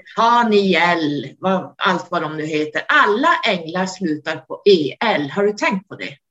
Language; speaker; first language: Swedish; native; Swedish